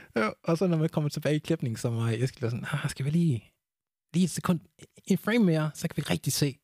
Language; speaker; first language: Danish; early bilingual, other home language; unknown